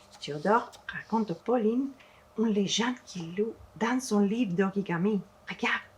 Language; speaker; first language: French; non-native, fluent; Spanish